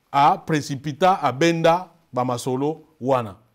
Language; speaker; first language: French; non-native, local second language; Lingala